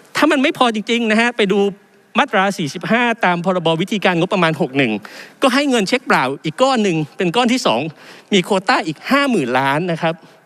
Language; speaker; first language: Thai; native; Thai